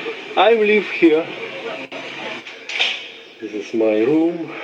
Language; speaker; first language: English; non-native, learner; Russian